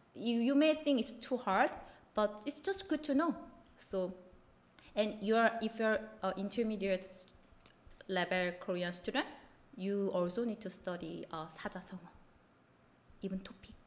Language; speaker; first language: English; non-native, fluent; Korean